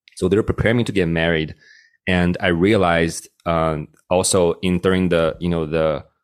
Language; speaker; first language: English; non-native, fluent; Chinese